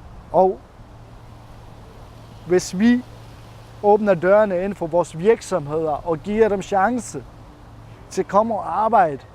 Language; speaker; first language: Danish; non-native, fluent; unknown